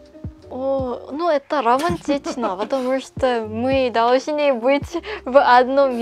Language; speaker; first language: Russian; non-native, learner; Korean